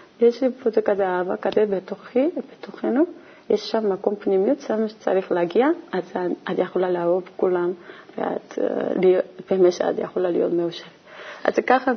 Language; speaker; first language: Hebrew; non-native, learner; Korean